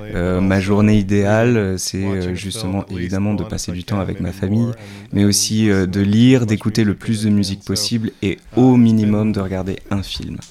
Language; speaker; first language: French; non-native, fluent; English